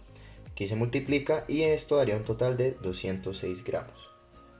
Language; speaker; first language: Spanish; native; Spanish